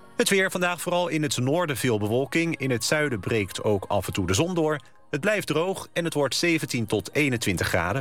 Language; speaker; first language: Dutch; native; Dutch